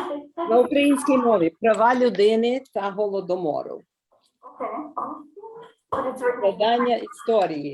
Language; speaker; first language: Ukrainian; early bilingual, heritage; Ukrainian